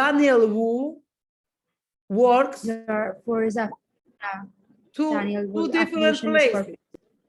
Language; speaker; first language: English; non-native, learner; Georgian